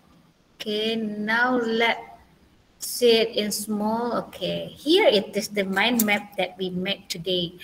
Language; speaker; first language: English; non-native, learner; Indonesian